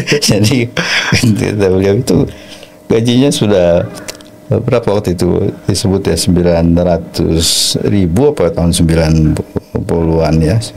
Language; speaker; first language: Indonesian; native; Indonesian